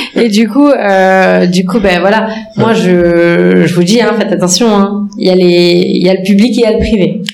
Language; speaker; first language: French; native; French